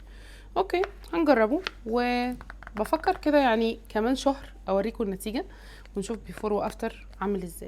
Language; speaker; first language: Arabic; native; Arabic